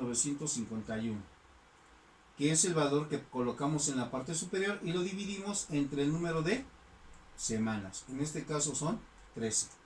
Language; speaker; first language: Spanish; native; Spanish